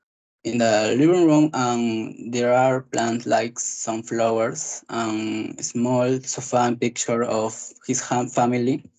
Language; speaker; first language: English; non-native, learner; Spanish